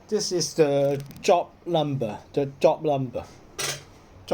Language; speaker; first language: English; non-native, learner; Cantonese